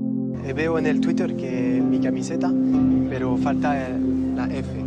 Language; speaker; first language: Spanish; non-native, learner; French